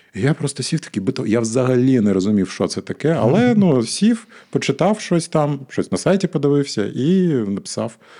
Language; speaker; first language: Ukrainian; non-native, local second language; Russian